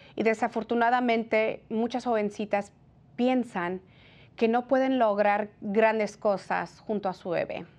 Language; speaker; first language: Spanish; early bilingual, heritage; Spanish